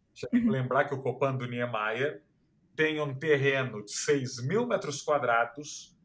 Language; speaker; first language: Portuguese; native; Portuguese